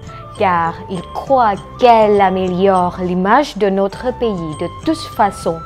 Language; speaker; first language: French; non-native, fluent; Thai